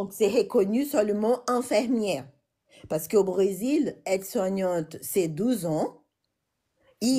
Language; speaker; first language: French; non-native, learner; Portuguese